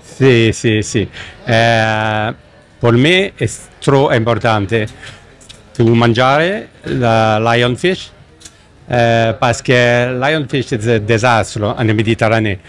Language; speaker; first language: Italian; non-native, learner; English